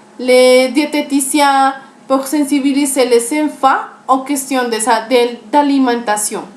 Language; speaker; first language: French; non-native, learner; Spanish